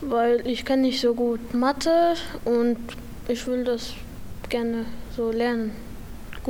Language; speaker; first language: German; non-native, learner; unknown